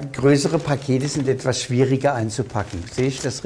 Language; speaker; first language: German; native; German